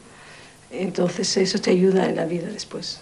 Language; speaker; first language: Spanish; non-native, fluent; Arabic